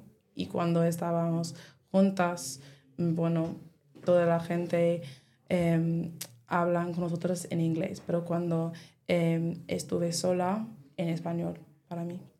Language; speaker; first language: Spanish; non-native, learner; English